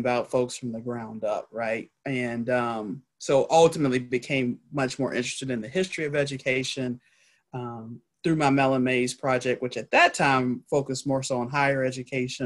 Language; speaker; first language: English; native; English